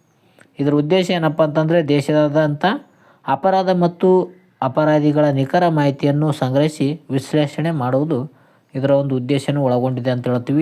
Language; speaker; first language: Kannada; native; Kannada